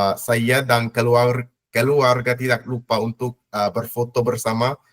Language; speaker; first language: Indonesian; non-native, learner; English